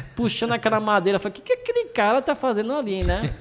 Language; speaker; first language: Portuguese; early bilingual, other home language; Japanese